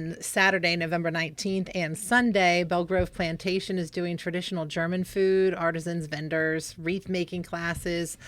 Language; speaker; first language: English; native; English